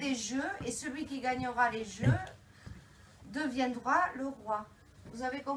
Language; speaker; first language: French; native; French